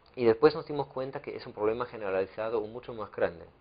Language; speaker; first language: Spanish; non-native, fluent; German